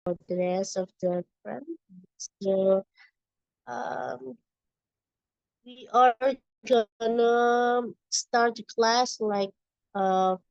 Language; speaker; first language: English; non-native, fluent; Indonesian